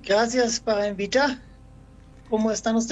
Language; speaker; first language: Spanish; non-native, fluent; German